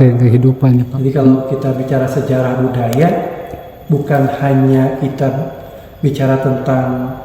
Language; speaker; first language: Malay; non-native, local second language; Sundanese